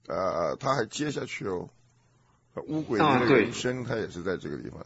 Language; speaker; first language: Chinese; native; Chinese